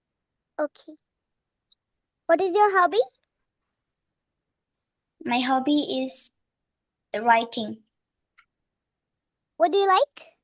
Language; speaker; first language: English; non-native, learner; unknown